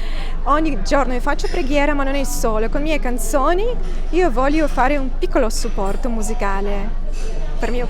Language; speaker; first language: Italian; non-native, learner; Ukrainian